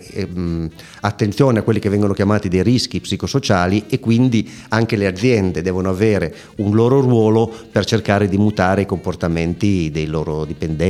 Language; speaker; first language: Italian; native; Italian